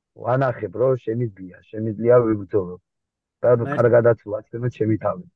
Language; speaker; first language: Georgian; non-native, local second language; Mingrelian